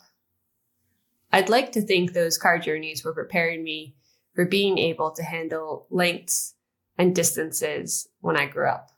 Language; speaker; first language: English; native; English